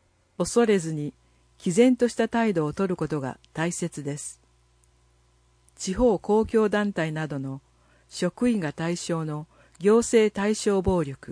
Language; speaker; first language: Japanese; native; Japanese